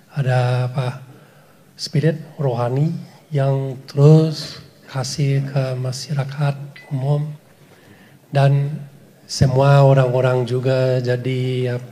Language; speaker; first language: Indonesian; non-native, fluent; English